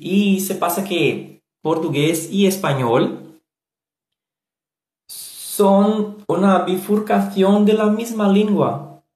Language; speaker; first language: Spanish; non-native, learner; Portuguese